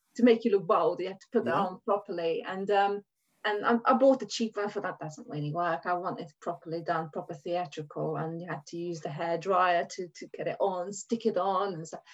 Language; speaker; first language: English; non-native, fluent; Hungarian